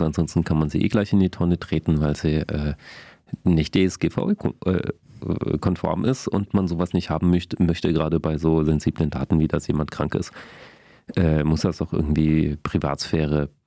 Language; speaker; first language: German; native; German